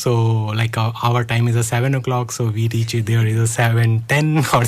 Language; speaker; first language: English; non-native, learner; Hindi